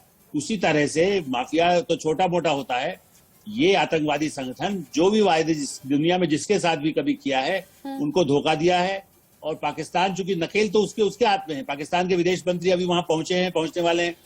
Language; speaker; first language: Hindi; native; Hindi